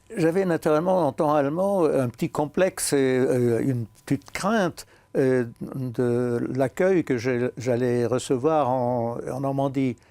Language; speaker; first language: French; non-native, fluent; German